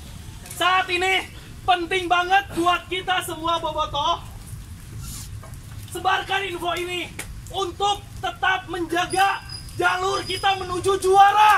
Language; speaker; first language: Indonesian; non-native, local second language; Sundanese